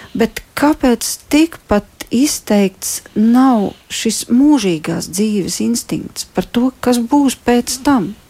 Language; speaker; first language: Latvian; native; Latvian